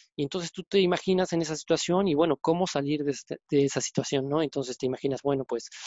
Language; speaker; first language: Spanish; native; Spanish